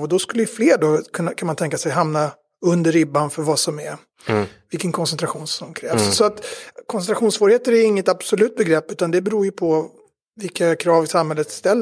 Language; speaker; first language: Swedish; native; Swedish